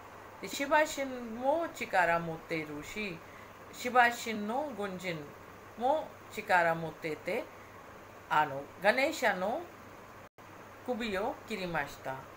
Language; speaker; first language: Japanese; non-native, fluent; Hindi